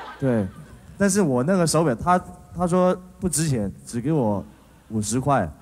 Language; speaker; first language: Chinese; non-native, local second language; Cantonese